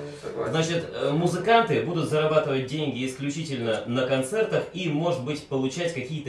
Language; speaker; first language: Russian; native; Russian